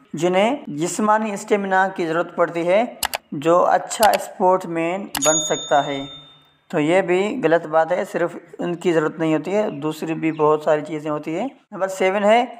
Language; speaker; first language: Urdu; non-native, local second language; Sindhi